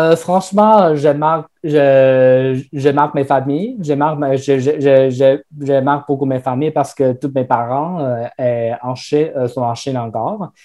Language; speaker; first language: French; non-native, learner; Chinese